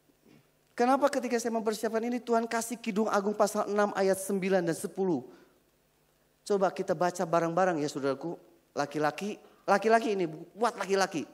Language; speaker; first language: Indonesian; native; Indonesian